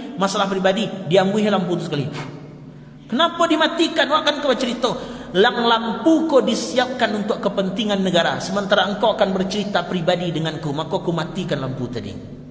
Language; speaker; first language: Malay; non-native, local second language; Minangkabau